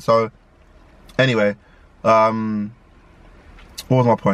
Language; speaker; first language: English; native; English